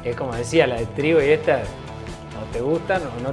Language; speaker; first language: Spanish; native; Spanish